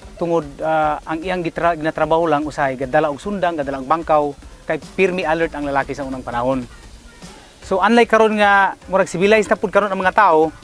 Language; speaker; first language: Cebuano; non-native, local second language; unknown